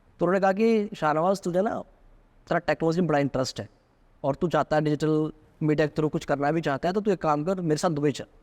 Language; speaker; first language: Hindi; native; Hindi